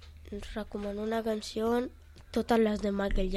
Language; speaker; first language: Catalan; non-native, local second language; Spanish